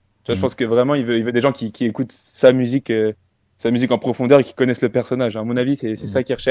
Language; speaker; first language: French; native; French